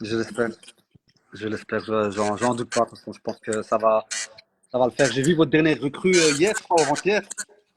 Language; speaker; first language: French; native; French